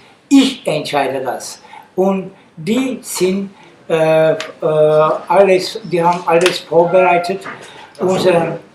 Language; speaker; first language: German; non-native, learner; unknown